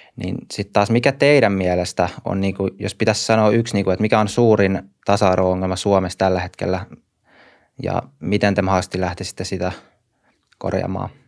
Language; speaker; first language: Finnish; native; Finnish